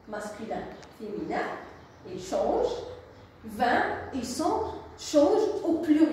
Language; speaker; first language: French; non-native, local second language; Arabic